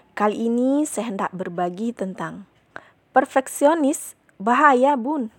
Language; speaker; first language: Indonesian; non-native, local second language; Minangkabau